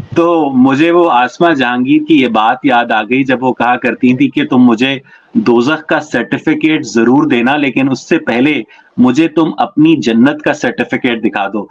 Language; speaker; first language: Urdu; native; Urdu